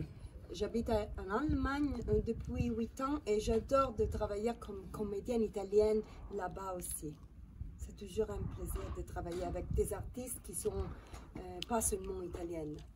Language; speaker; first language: French; non-native, fluent; Italian